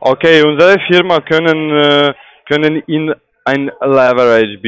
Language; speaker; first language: German; non-native, learner; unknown